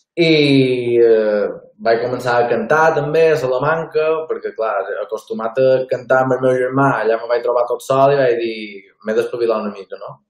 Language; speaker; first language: Catalan; native; Catalan